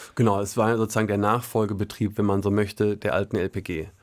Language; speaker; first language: German; native; German